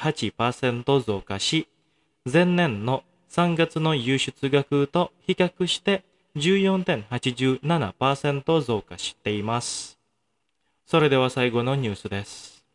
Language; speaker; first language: Japanese; non-native, fluent; Indonesian